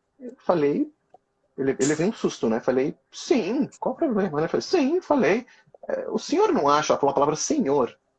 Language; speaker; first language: Portuguese; early bilingual, other home language; Hebrew